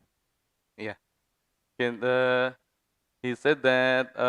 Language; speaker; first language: English; non-native, fluent; Indonesian